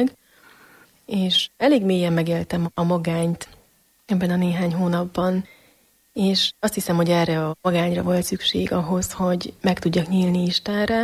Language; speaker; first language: Hungarian; native; Hungarian